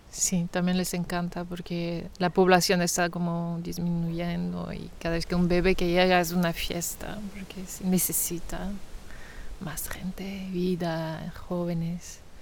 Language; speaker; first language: Spanish; non-native, fluent; French